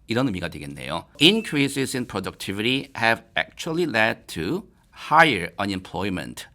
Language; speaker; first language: English; non-native, fluent; Korean